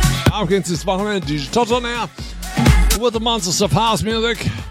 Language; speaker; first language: English; non-native, learner; German